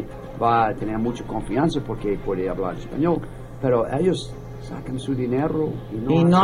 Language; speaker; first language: Spanish; non-native, learner; English